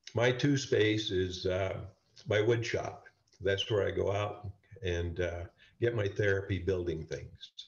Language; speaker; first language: English; native; English